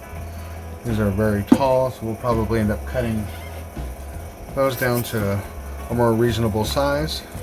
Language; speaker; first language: English; native; English